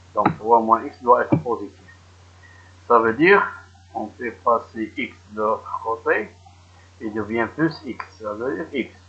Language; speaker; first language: French; non-native, local second language; Arabic